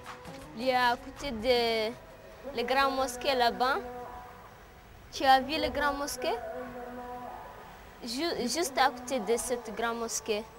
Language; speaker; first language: French; non-native, learner; Arabic